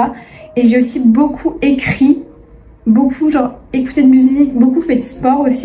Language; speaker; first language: French; native; French